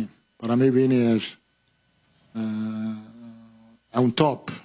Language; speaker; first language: Portuguese; non-native, fluent; Italian